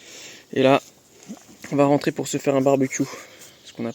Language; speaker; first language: French; native; French